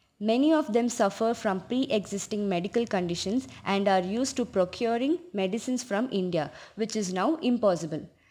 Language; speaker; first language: English; non-native, local second language; Tamil